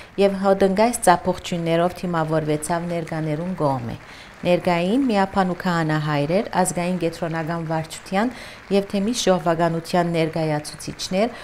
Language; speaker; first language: Armenian; early bilingual, heritage; Armenian